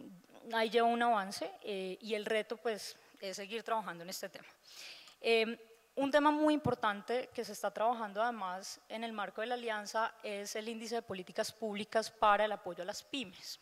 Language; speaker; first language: Spanish; native; Spanish